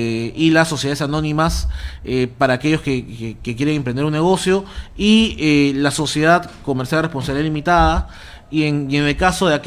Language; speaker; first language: Spanish; native; Spanish